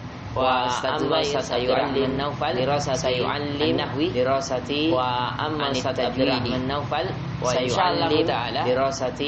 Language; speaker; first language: Arabic; non-native, fluent; Indonesian